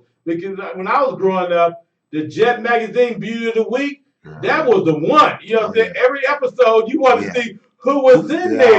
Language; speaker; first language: English; native; English